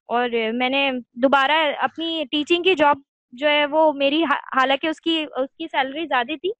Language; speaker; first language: Urdu; native; Urdu